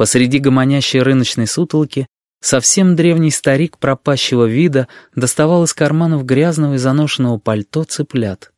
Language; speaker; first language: Russian; native; Russian